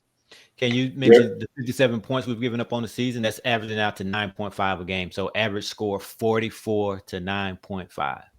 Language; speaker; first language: English; native; English